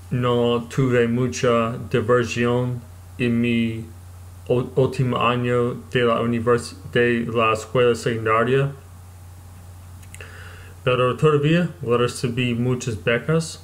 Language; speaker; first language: Spanish; non-native, learner; English